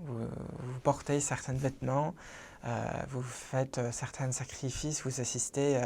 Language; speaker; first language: French; non-native, fluent; English